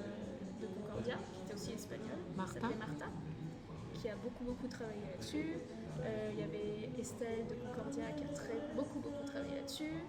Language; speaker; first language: French; native; French